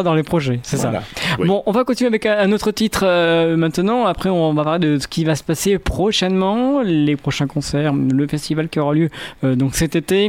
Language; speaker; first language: French; native; French